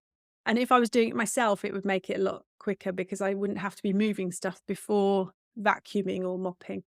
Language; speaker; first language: English; native; English